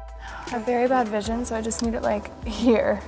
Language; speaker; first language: English; native; English